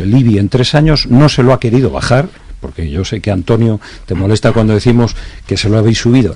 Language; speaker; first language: Spanish; native; Spanish